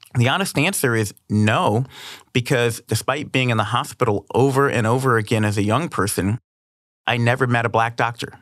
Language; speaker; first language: English; native; English